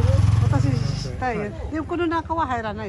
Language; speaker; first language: Japanese; non-native, learner; Vietnamese